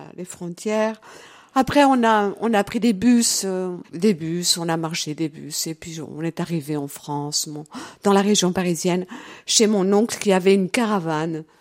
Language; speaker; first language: French; early bilingual, other home language; Portuguese